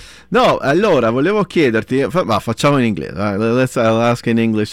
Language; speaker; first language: Italian; native; Italian